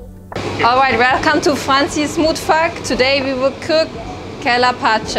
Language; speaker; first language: English; non-native, fluent; German